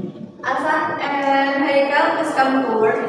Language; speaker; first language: English; non-native, learner; Indonesian